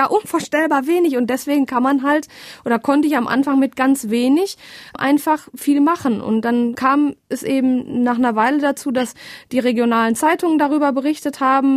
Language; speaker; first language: German; native; German